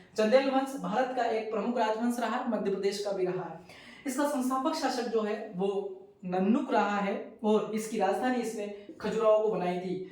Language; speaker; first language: Hindi; native; Hindi